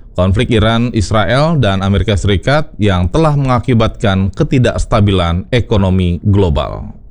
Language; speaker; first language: Indonesian; native; Indonesian